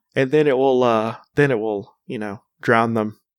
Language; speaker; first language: English; early bilingual, other home language; Spanish